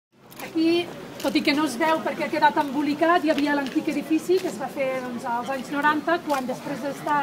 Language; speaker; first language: Catalan; native; Catalan